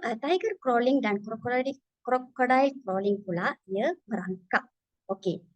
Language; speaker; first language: Malay; non-native, local second language; Tamil